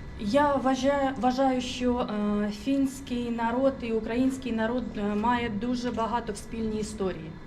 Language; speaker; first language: Ukrainian; non-native, local second language; Russian